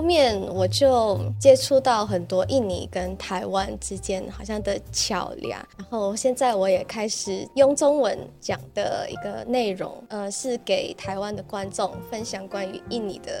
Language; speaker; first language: Chinese; non-native, fluent; Indonesian